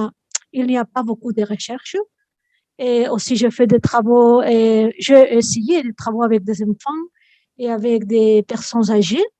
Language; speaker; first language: French; non-native, fluent; Spanish